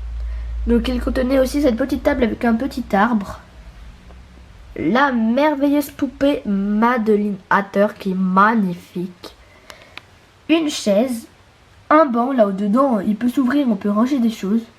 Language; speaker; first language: French; native; French